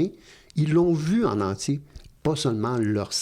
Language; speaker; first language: French; native; French